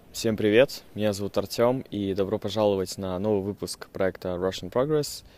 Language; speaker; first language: Russian; native; Russian